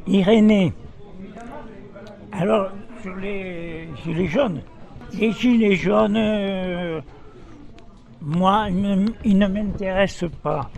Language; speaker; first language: French; native; French